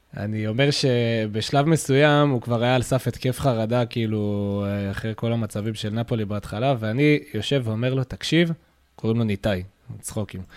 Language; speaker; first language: Hebrew; native; Hebrew